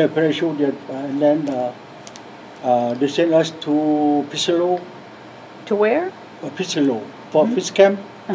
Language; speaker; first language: English; non-native, learner; Lao